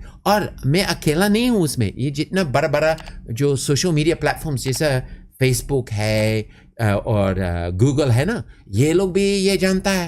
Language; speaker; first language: Hindi; non-native, fluent; English